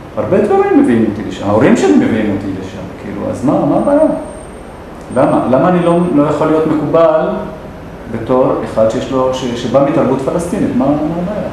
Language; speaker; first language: Hebrew; non-native, local second language; Arabic